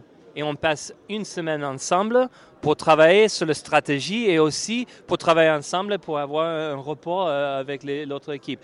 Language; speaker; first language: French; non-native, fluent; English